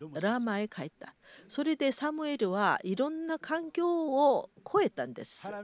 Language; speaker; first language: Japanese; non-native, fluent; Korean